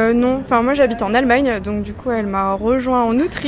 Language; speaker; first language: French; native; French